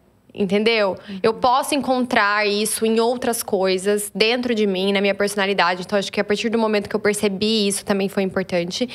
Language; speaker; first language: Portuguese; native; Portuguese